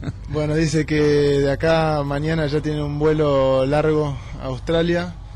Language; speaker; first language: Spanish; native; Spanish